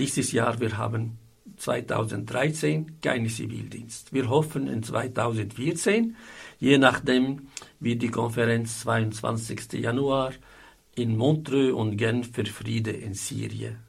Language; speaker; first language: German; non-native, fluent; Arabic